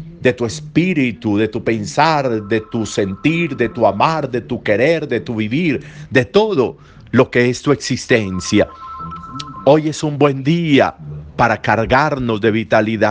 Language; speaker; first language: Spanish; native; Spanish